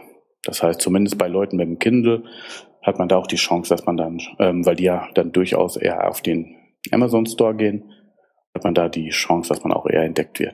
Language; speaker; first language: German; native; German